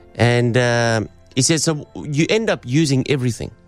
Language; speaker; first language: English; native; English